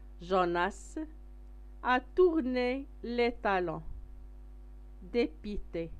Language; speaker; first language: French; non-native, local second language; Arabic